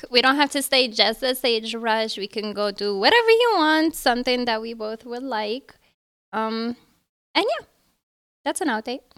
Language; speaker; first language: English; early bilingual, other home language; Arabic